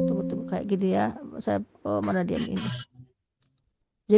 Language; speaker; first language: Indonesian; native; Indonesian